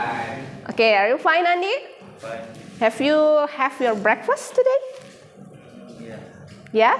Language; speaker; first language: English; non-native, fluent; Indonesian